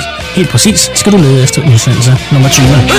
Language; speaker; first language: Danish; native; Danish